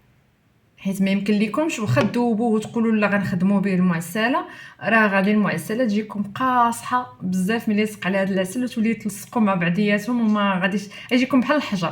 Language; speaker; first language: Arabic; native; Arabic